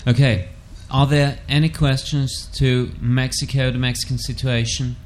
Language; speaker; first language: English; non-native, fluent; German